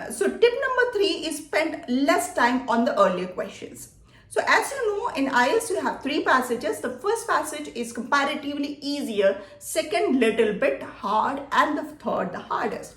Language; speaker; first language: English; non-native, local second language; Malayalam